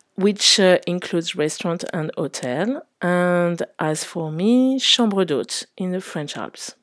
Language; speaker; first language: English; non-native, fluent; French